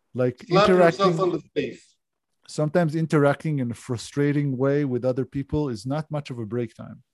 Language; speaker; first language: English; non-native, fluent; Hebrew